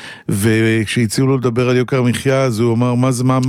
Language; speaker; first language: Hebrew; native; Hebrew